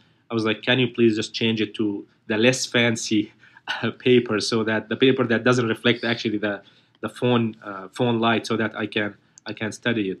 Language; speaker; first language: English; non-native, fluent; Arabic